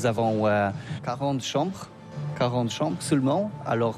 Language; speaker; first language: French; non-native, learner; Polish